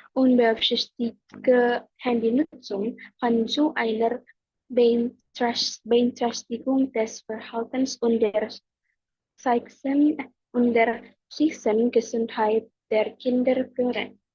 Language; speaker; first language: German; non-native, learner; Indonesian